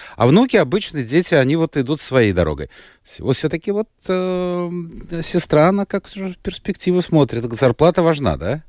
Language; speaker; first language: Russian; native; Russian